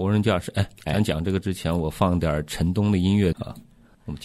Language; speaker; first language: Chinese; native; Chinese